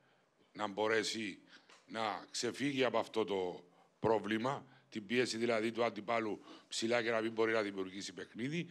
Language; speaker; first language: Greek; native; Greek